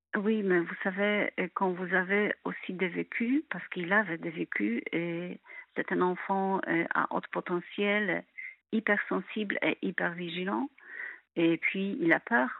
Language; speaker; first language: French; non-native, fluent; Polish